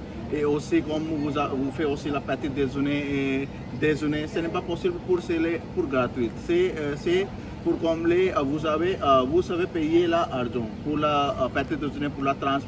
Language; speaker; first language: French; non-native, learner; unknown